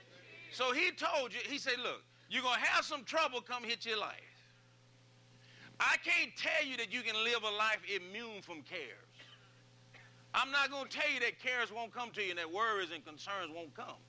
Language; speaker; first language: English; native; English